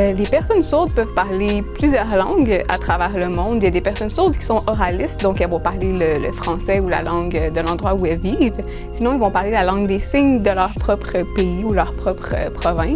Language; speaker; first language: French; native; French